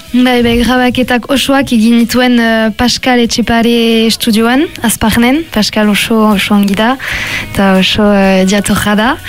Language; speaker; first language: Basque; non-native, local second language; French